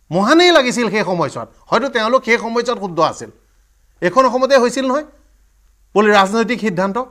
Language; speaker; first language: Assamese; native; Assamese